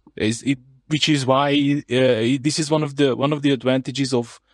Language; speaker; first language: English; non-native, fluent; Hungarian